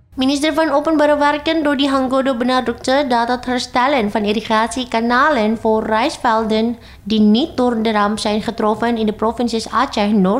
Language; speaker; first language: Dutch; non-native, fluent; Indonesian